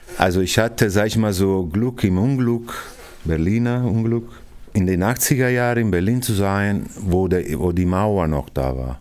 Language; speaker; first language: German; non-native, fluent; Italian